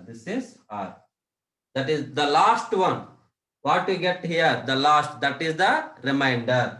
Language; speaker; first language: English; non-native, local second language; Telugu